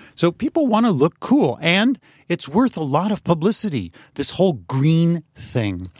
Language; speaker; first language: English; native; English